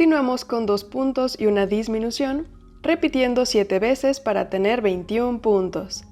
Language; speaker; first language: Spanish; native; Spanish